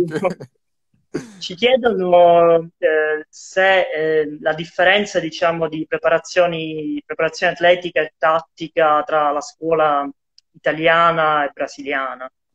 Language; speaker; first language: Italian; native; Italian